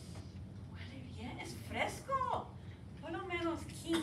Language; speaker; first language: Spanish; non-native, fluent; English